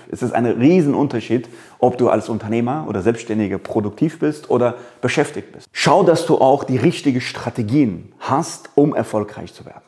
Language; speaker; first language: German; early bilingual, other home language; Persian